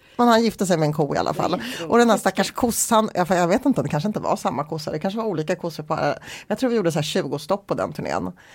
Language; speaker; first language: Swedish; early bilingual, other home language; Polish